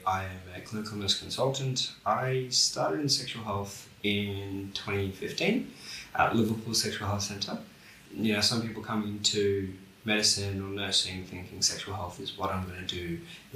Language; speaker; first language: English; non-native, local second language; Bangla